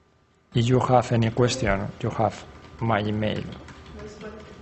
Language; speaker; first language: English; non-native, learner; Spanish